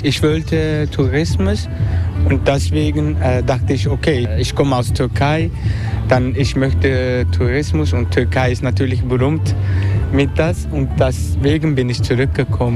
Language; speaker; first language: German; non-native, learner; Turkish